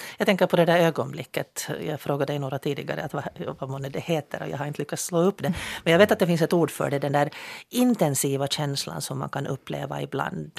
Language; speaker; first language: Swedish; native; Swedish